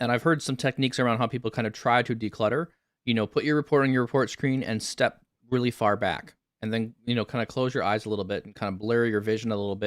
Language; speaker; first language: English; native; English